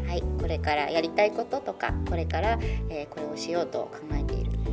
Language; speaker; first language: Japanese; native; Japanese